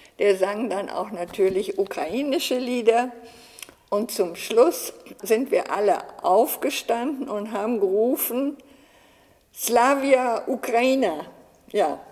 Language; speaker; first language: German; native; German